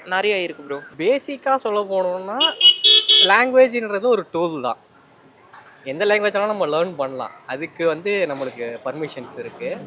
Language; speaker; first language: Tamil; native; Tamil